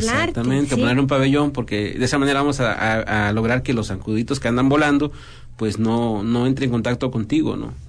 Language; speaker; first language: Spanish; native; Spanish